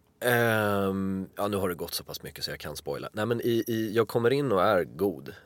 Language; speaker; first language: Swedish; early bilingual, other home language; Greek